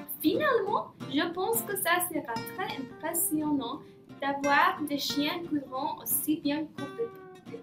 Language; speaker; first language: French; non-native, learner; English